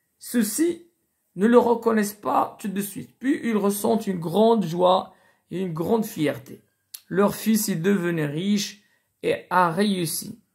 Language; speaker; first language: French; non-native, local second language; Arabic